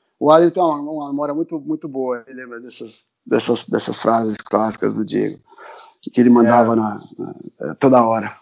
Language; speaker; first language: Portuguese; early bilingual, other home language; Spanish